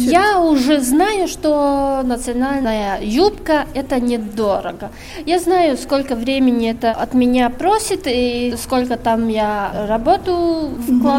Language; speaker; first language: Russian; non-native, local second language; Latvian